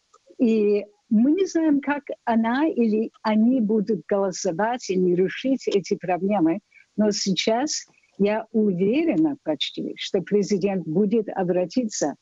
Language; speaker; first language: Russian; non-native, fluent; English